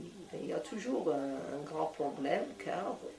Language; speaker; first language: French; non-native, fluent; English